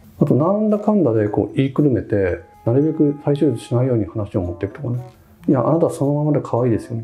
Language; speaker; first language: Japanese; native; Japanese